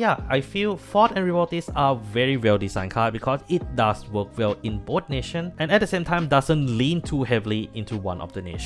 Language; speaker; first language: English; non-native, fluent; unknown